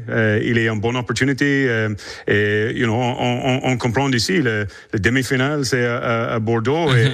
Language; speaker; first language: French; non-native, learner; English